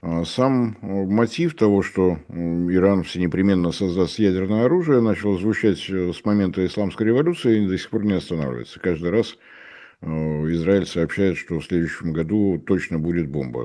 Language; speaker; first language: Russian; native; Russian